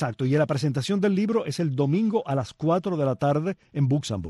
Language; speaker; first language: Spanish; native; Spanish